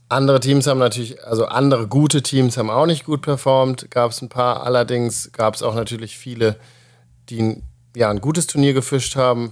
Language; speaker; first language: German; native; German